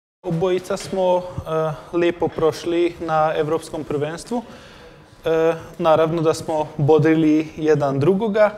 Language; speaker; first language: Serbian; non-native, local second language; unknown